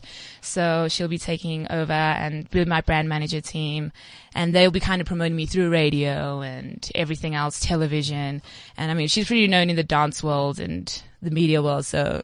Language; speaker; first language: English; native; English